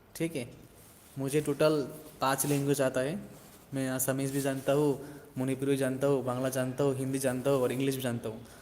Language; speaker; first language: Hindi; non-native, local second language; Bangla